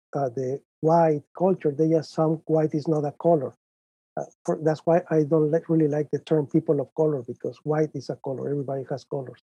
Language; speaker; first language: English; non-native, fluent; Spanish